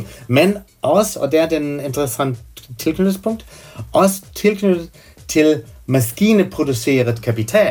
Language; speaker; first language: Danish; non-native, fluent; German